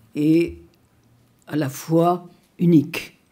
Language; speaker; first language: French; native; French